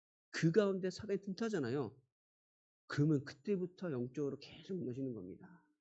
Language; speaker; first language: Korean; native; Korean